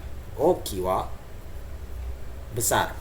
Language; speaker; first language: Japanese; non-native, fluent; Indonesian